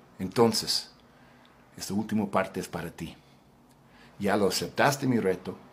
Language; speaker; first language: Spanish; non-native, fluent; English